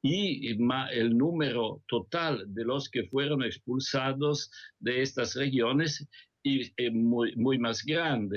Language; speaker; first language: Spanish; non-native, fluent; Italian